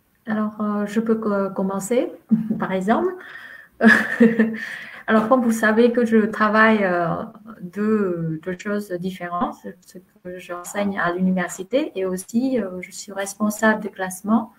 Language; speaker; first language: French; non-native, fluent; Vietnamese